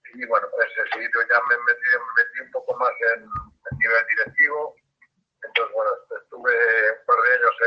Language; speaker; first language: Spanish; native; Spanish